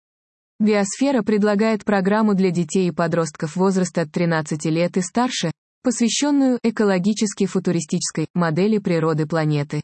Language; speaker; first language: Russian; native; Russian